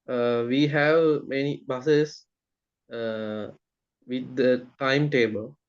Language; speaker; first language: English; non-native, learner; Sinhala